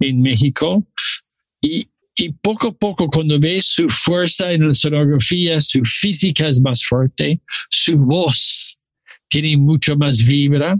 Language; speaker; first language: Spanish; non-native, learner; English